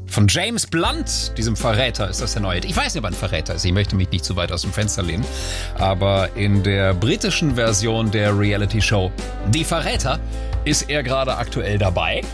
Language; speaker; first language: German; native; German